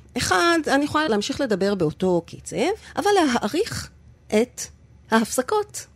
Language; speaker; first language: Hebrew; native; Hebrew